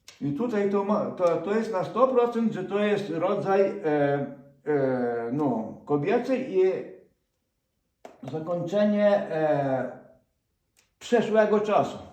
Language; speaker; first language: Polish; non-native, fluent; Ukrainian